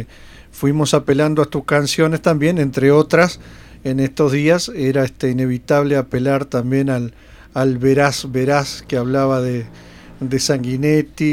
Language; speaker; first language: Spanish; native; Spanish